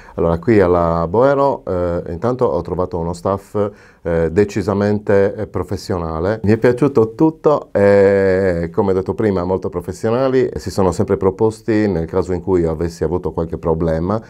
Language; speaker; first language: Italian; native; Italian